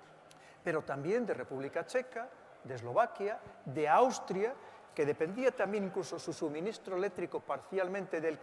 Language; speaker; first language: Spanish; native; Spanish